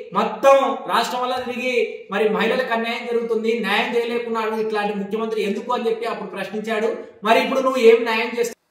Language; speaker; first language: Telugu; native; Telugu